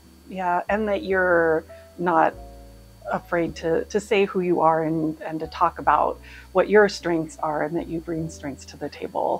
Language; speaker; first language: English; native; English